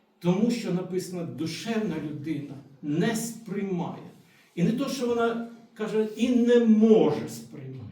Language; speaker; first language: Ukrainian; non-native, local second language; Russian